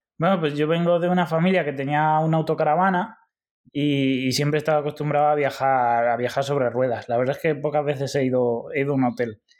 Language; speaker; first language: Spanish; native; Spanish